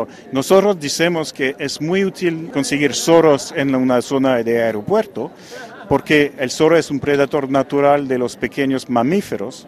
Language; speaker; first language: Spanish; non-native, fluent; French